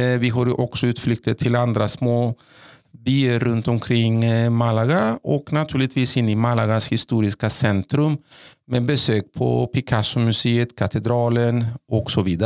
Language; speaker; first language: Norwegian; non-native, fluent; Greek